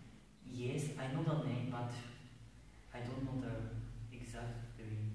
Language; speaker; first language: English; non-native, learner; Japanese